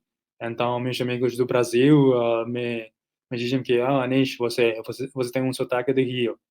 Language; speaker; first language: Portuguese; non-native, fluent; Nepali